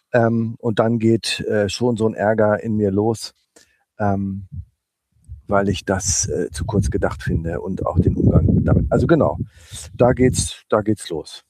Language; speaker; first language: German; native; German